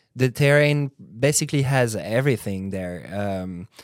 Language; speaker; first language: English; non-native, fluent; French